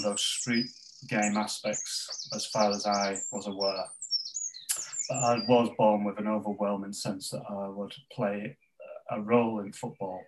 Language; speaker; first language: English; native; English